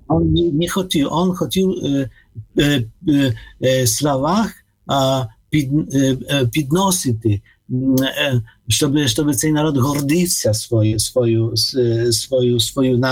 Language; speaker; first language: Ukrainian; non-native, fluent; Polish